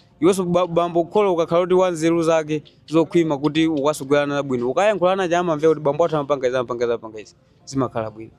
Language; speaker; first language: Nyanja; native; Nyanja